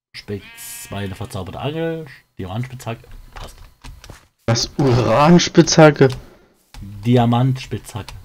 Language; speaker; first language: German; native; German